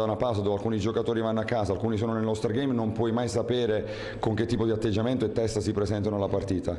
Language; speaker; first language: Italian; native; Italian